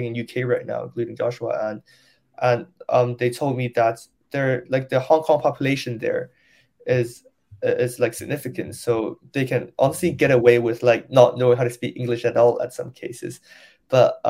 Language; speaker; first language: English; non-native, local second language; Cantonese